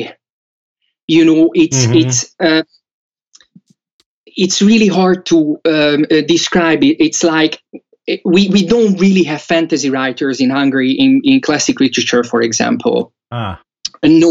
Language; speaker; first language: English; non-native, fluent; Hungarian